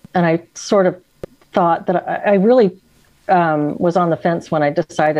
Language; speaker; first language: English; native; English